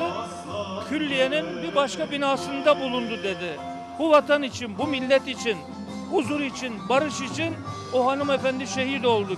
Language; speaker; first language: Turkish; native; Turkish